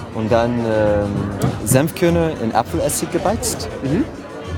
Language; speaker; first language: German; non-native, fluent; French